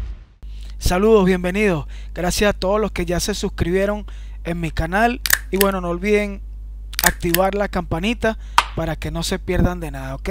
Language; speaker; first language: Spanish; native; Spanish